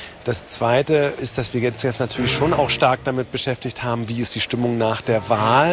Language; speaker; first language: German; native; German